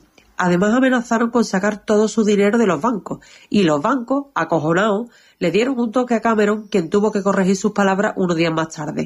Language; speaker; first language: Spanish; native; Spanish